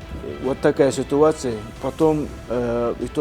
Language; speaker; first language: Russian; non-native, fluent; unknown